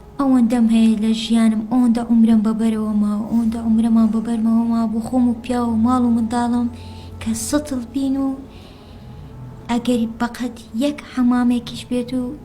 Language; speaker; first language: Central Kurdish; native; Central Kurdish